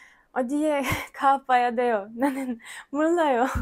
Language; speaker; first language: Korean; non-native, learner; Ukrainian